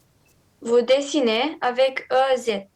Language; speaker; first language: French; non-native, learner; Romanian